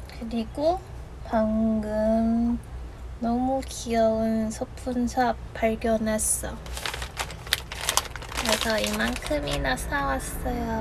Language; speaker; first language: Korean; non-native, fluent; Chinese